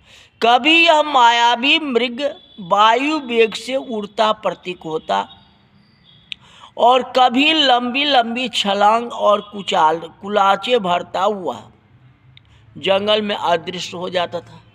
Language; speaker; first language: Hindi; native; Hindi